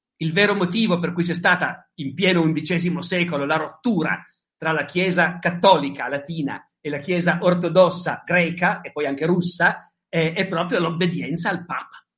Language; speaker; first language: Italian; native; Italian